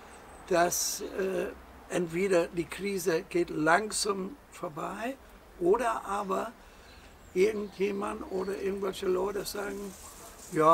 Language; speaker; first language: German; non-native, fluent; English